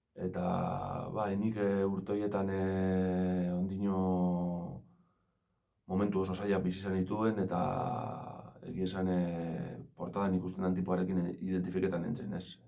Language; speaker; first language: Basque; native; Basque